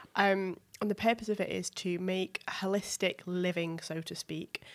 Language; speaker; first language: English; native; English